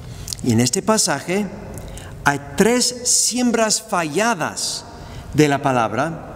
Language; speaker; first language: Spanish; non-native, fluent; English